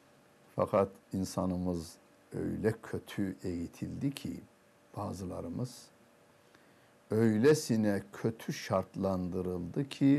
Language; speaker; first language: Turkish; native; Turkish